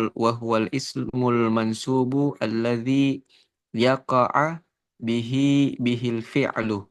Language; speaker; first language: Arabic; non-native, fluent; Indonesian